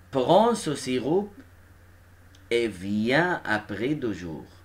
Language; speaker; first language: French; non-native, fluent; Arabic